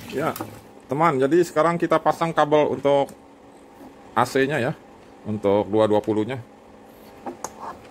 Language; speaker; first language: Indonesian; native; Indonesian